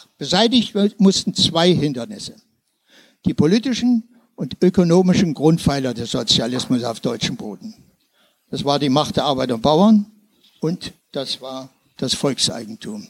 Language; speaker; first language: German; native; German